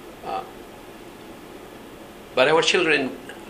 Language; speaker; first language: English; non-native, fluent; Spanish